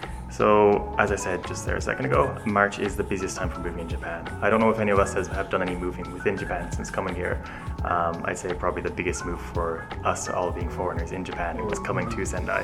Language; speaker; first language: English; native; English